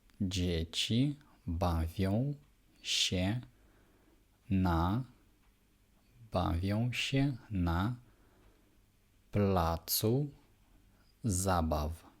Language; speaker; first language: Polish; non-native, fluent; Ukrainian